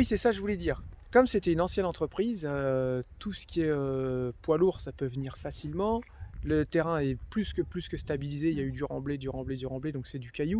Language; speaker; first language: French; native; French